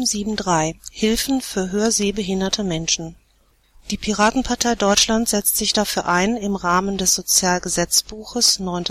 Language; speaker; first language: German; native; German